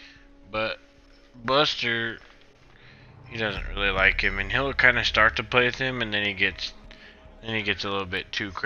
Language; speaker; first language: English; native; English